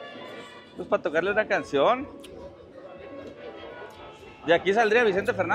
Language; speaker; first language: Spanish; native; Spanish